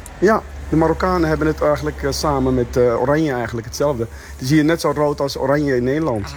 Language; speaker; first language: Dutch; early bilingual, other home language; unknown